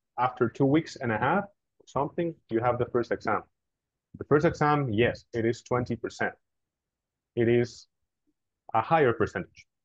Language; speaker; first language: English; non-native, fluent; Spanish